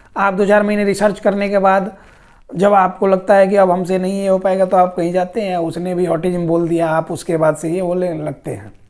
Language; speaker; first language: Hindi; non-native, local second language; Bhojpuri